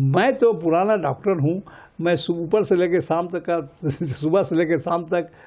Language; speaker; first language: Hindi; native; Hindi